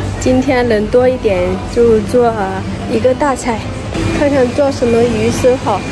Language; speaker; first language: Chinese; non-native, fluent; Lao